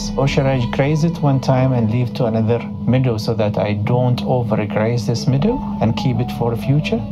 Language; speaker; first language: English; non-native, fluent; Arabic